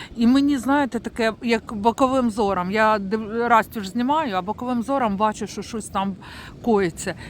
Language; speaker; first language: Ukrainian; native; Ukrainian